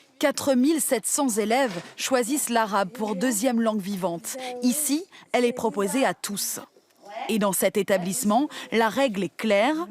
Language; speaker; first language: French; native; French